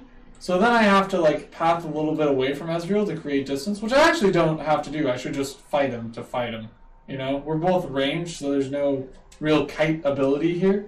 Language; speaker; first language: English; native; English